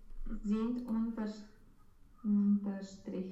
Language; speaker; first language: German; non-native, learner; Romanian